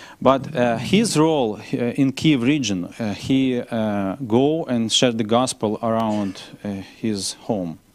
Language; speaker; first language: English; non-native, learner; Ukrainian